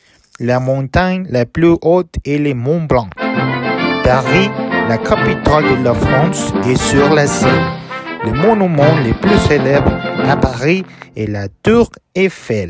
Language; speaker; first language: French; non-native, learner; Spanish